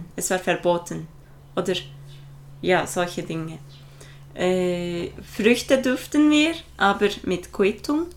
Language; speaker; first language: German; non-native, fluent; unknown